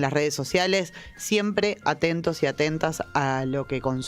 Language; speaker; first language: Spanish; native; Spanish